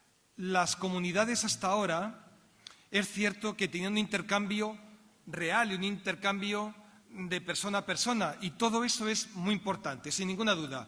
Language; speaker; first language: Spanish; native; Spanish